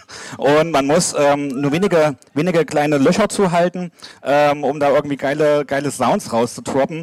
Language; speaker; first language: German; native; German